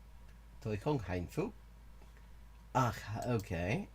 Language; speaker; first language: Vietnamese; non-native, learner; English